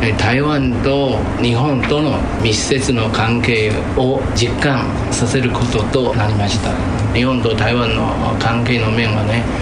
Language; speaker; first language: Japanese; non-native, fluent; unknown